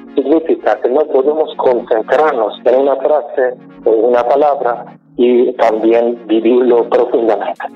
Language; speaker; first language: Spanish; non-native, fluent; Persian